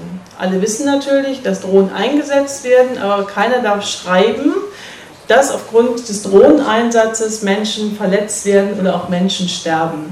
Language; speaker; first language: German; native; German